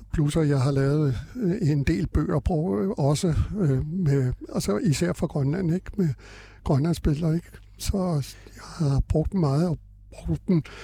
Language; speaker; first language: Danish; native; Danish